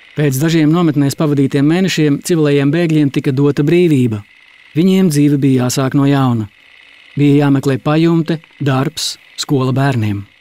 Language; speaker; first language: Latvian; native; Latvian